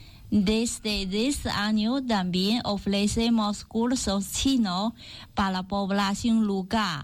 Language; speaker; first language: Spanish; non-native, learner; Chinese